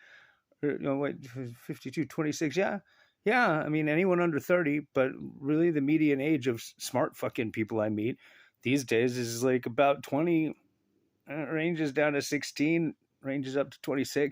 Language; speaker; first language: English; native; English